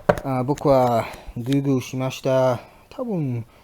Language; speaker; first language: Japanese; non-native, learner; English